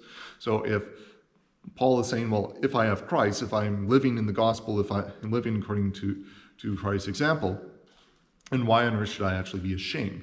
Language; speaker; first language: English; native; English